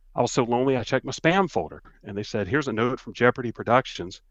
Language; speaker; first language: English; native; English